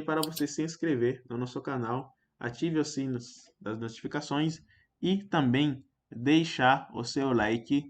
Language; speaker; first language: Portuguese; non-native, fluent; French